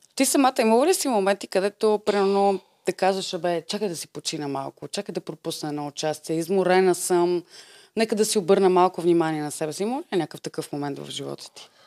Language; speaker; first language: Bulgarian; native; Bulgarian